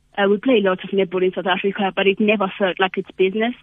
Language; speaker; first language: English; non-native, local second language; Zulu